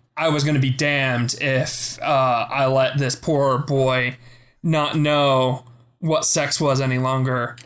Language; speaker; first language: English; native; English